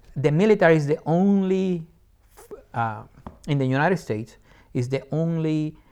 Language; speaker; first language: English; non-native, fluent; Spanish